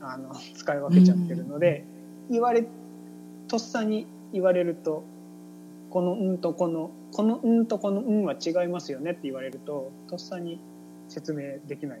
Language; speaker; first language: Japanese; native; Japanese